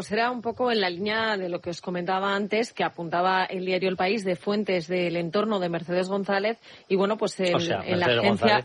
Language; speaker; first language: Spanish; native; Spanish